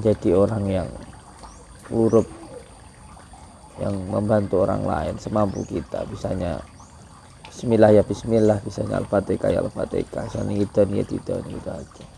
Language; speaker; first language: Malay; non-native, local second language; Javanese